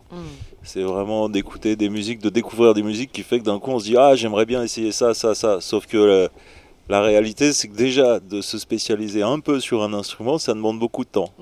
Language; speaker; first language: French; native; French